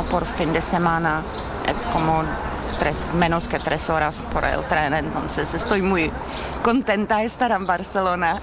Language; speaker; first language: Spanish; non-native, fluent; Czech